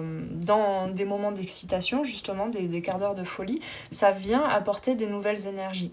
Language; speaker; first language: French; native; French